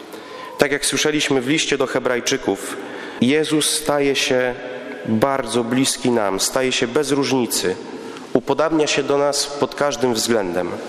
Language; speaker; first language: Polish; native; Polish